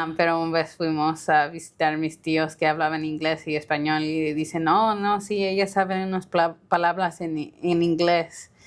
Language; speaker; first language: Spanish; early bilingual, heritage; Spanish